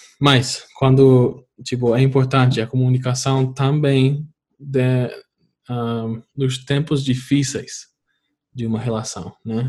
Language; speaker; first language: Portuguese; non-native, fluent; English